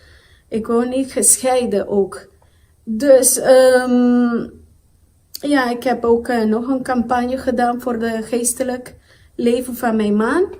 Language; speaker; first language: Dutch; non-native, local second language; Papiamento